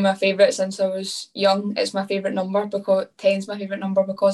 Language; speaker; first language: English; native; English